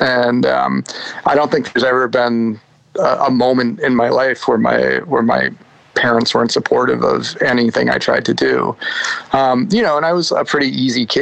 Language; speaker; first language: English; native; English